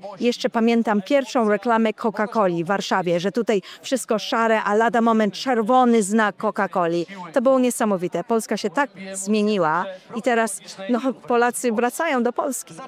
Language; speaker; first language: Polish; early bilingual, heritage; Polish